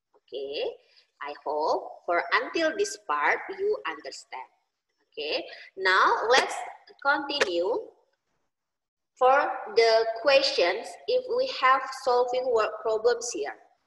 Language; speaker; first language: English; non-native, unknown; Indonesian